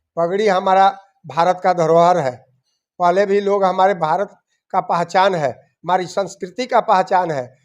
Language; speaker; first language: Hindi; native; Hindi